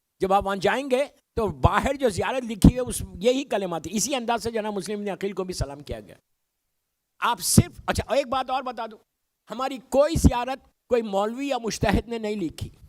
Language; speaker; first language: Urdu; native; Urdu